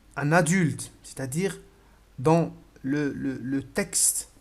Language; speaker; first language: French; non-native, local second language; Arabic